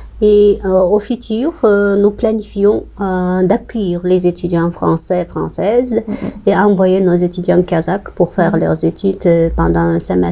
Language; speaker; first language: French; non-native, fluent; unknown